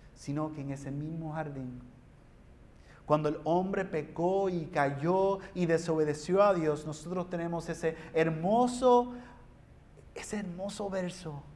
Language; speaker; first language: Spanish; early bilingual, heritage; Spanish